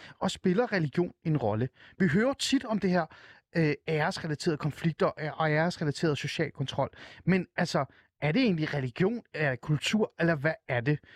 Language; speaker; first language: Danish; native; Danish